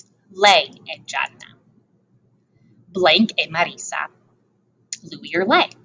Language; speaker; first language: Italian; non-native, learner; English